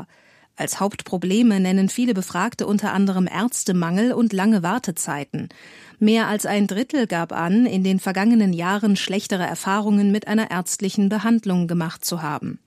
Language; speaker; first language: German; native; German